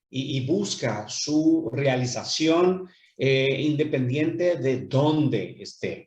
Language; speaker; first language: Spanish; non-native, fluent; Portuguese